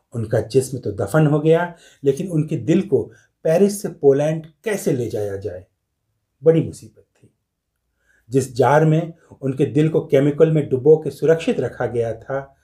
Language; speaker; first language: Hindi; native; Hindi